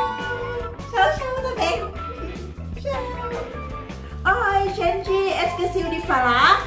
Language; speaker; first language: Portuguese; non-native, learner; Thai